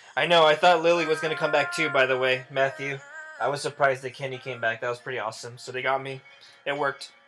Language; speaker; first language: English; native; English